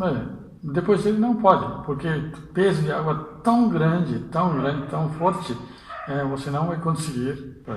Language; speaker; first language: Portuguese; non-native, fluent; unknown